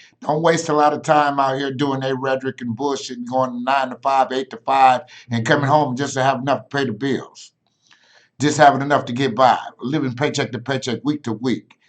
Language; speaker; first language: English; native; English